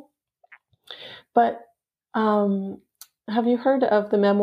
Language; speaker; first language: English; native; English